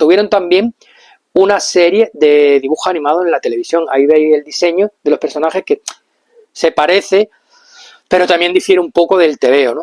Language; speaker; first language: Spanish; native; Spanish